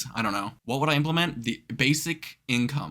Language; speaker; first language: English; native; English